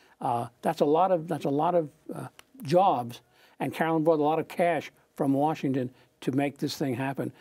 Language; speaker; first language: English; native; English